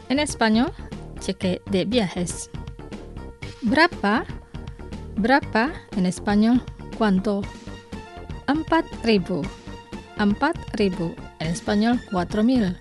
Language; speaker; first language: Spanish; non-native, fluent; Indonesian